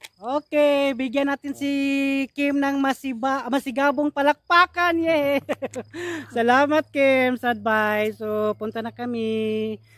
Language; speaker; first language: Filipino; non-native, local second language; Cebuano